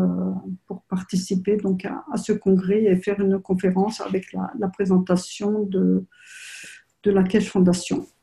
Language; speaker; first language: French; native; French